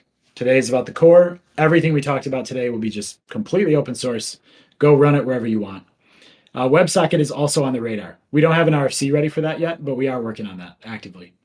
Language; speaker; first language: English; native; English